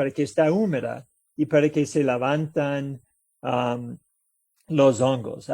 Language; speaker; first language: Spanish; non-native, fluent; English